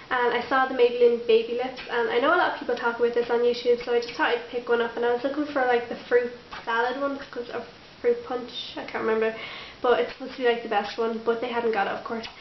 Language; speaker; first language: English; native; English